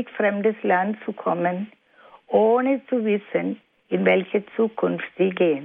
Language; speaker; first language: German; non-native, fluent; Malayalam